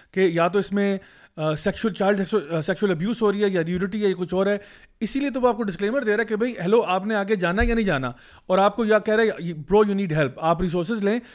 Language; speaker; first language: Urdu; native; Urdu